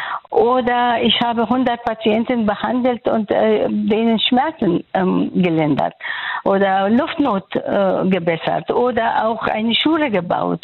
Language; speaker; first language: German; non-native, fluent; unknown